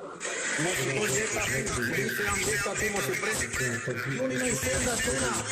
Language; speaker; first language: Italian; non-native, learner; Albanian